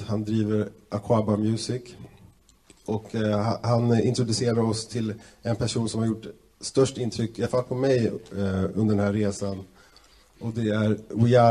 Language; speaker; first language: Swedish; native; Swedish